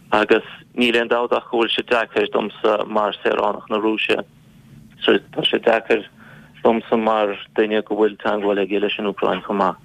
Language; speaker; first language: Irish; non-native, fluent; Russian